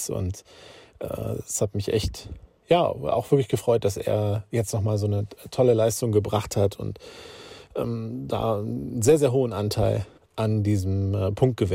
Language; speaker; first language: German; native; German